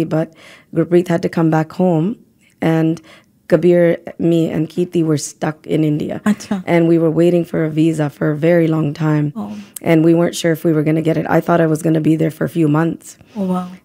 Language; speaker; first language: English; native; English